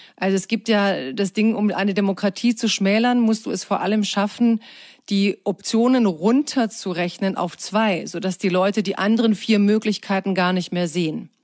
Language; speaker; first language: German; early bilingual, other home language; Croatian